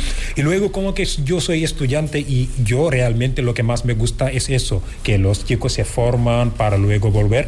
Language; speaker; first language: Spanish; non-native, fluent; Wolof